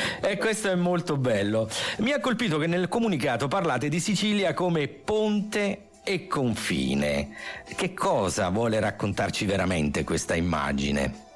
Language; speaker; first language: Italian; native; Italian